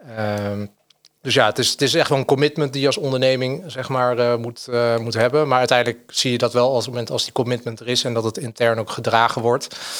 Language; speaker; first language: Dutch; native; Dutch